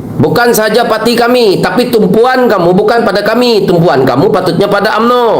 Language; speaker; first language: Malay; native; Malay